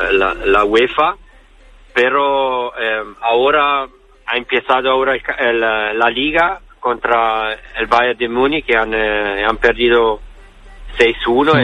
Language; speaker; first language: Spanish; non-native, learner; Italian